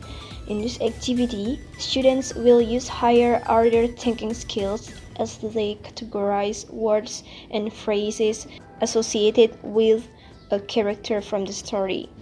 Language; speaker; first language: English; non-native, learner; Indonesian